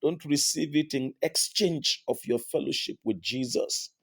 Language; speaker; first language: English; non-native, local second language; Yoruba